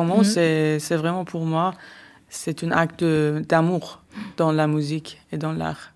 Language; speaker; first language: French; non-native, learner; Persian